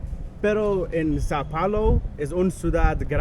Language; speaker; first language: Spanish; non-native, learner; English